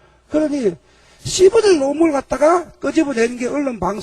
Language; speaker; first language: Korean; native; Korean